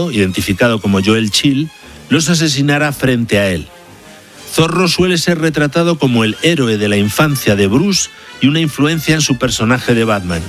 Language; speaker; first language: Spanish; native; Spanish